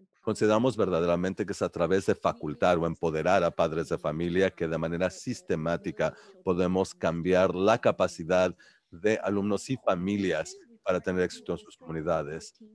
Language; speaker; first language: Spanish; early bilingual, heritage; Spanish